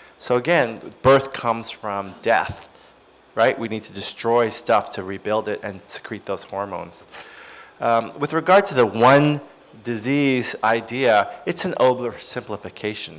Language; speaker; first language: English; native; English